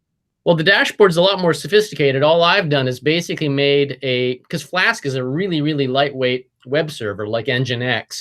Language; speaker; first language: English; native; English